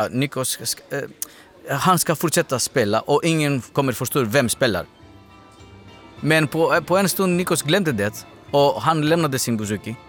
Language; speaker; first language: Swedish; non-native, learner; Greek